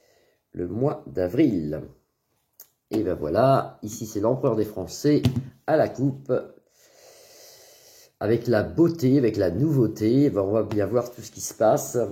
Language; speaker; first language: French; native; French